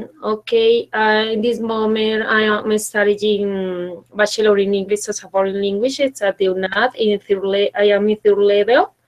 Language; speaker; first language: English; non-native, learner; Spanish